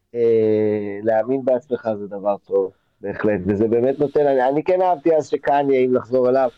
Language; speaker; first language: Hebrew; native; Hebrew